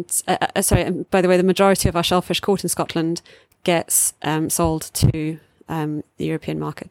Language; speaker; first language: English; native; English